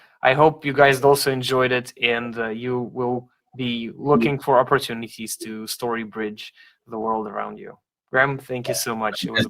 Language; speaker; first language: English; non-native, fluent; Russian